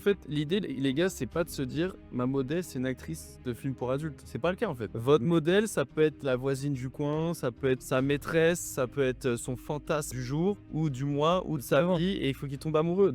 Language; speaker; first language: French; native; French